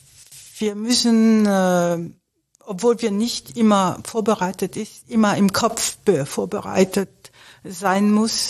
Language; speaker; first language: German; non-native, fluent; French